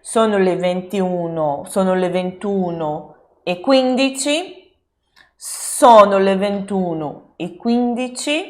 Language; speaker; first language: Italian; non-native, fluent; Portuguese